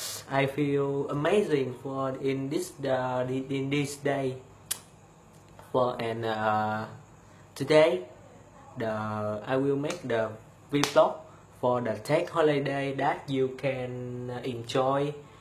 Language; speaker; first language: English; non-native, learner; Vietnamese